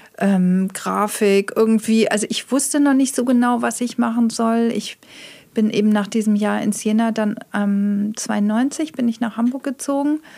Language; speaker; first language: German; native; German